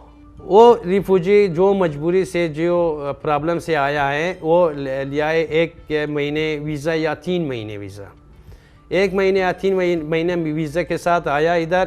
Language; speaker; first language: Hindi; non-native, fluent; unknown